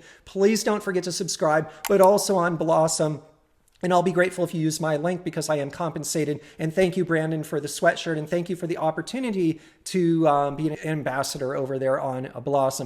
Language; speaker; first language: English; native; English